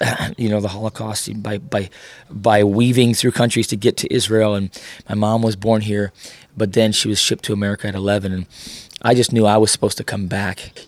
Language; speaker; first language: English; native; English